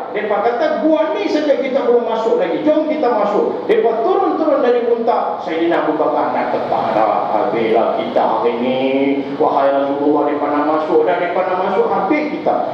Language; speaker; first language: Malay; non-native, local second language; Tamil